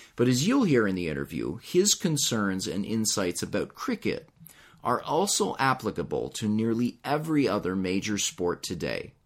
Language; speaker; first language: English; native; English